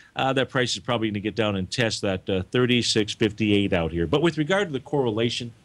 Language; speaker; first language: English; native; English